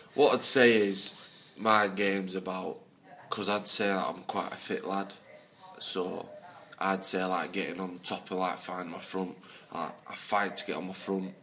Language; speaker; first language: English; native; English